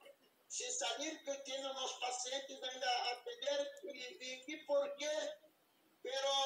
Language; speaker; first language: Spanish; non-native, learner; Portuguese